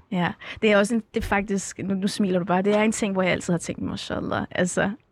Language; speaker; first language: Danish; native; Danish